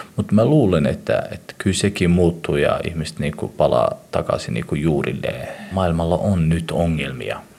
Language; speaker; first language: Finnish; early bilingual, other home language; Somali